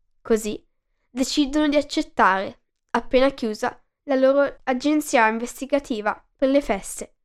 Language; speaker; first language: Italian; native; Italian